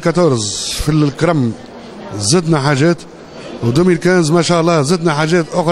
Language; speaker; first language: Arabic; native; Arabic